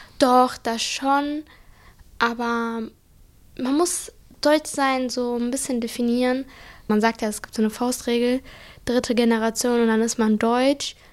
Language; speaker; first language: German; early bilingual, other home language; Arabic